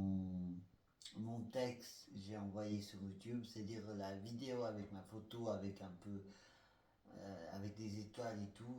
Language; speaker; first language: French; non-native, fluent; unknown